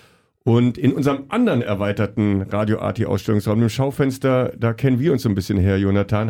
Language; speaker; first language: German; native; German